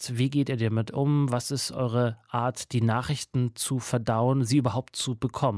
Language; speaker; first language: German; native; German